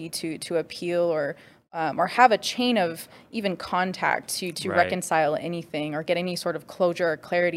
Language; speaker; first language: English; native; English